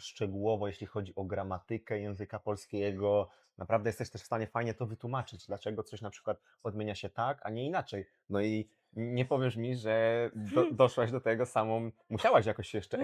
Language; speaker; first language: Polish; native; Polish